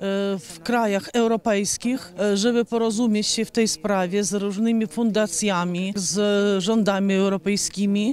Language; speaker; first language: Polish; non-native, fluent; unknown